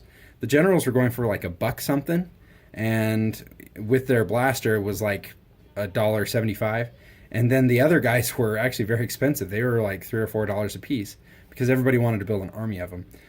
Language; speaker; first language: English; native; English